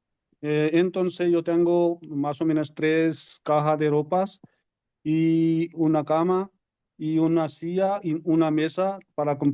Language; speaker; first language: Spanish; non-native, learner; Urdu